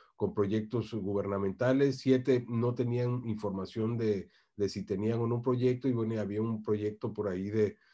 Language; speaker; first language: Spanish; native; Spanish